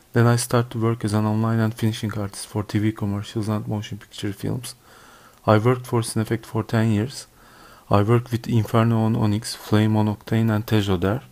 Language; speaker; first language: English; non-native, learner; Turkish